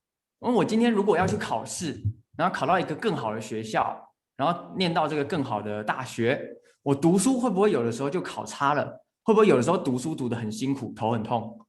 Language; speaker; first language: Chinese; native; Chinese